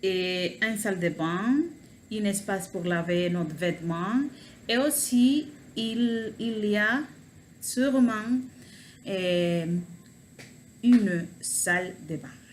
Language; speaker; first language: French; non-native, learner; Spanish